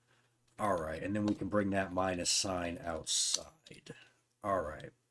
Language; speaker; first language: English; native; English